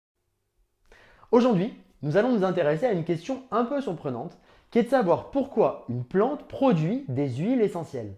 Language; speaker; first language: French; native; French